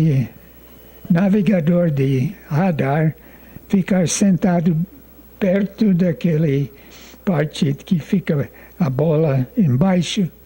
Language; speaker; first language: Portuguese; non-native, fluent; English